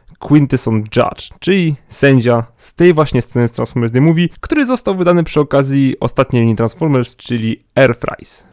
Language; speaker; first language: Polish; native; Polish